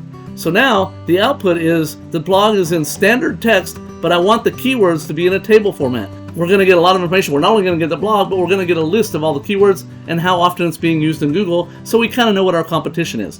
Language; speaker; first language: English; native; English